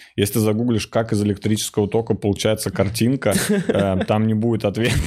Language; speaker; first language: Russian; native; Russian